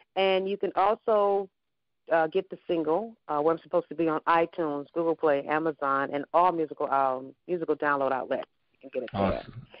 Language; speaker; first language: English; native; English